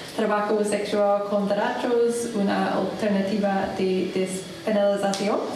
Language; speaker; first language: Spanish; non-native, learner; English